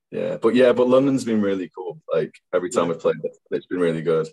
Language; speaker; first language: English; native; English